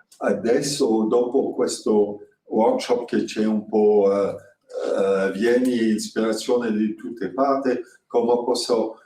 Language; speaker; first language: Italian; non-native, fluent; French